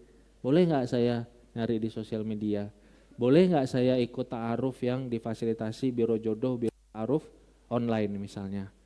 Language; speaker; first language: Indonesian; non-native, local second language; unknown